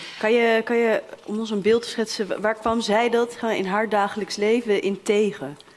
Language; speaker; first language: Dutch; native; Dutch